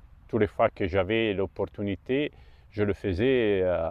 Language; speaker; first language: French; non-native, fluent; Italian